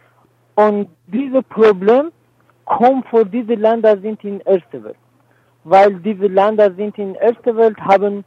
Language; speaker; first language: German; non-native, learner; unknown